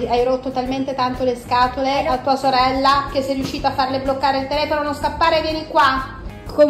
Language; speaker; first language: Italian; native; Italian